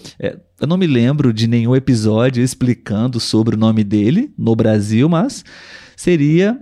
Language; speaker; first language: Portuguese; native; Portuguese